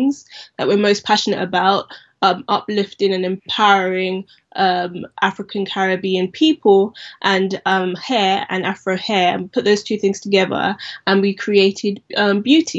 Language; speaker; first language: English; native; English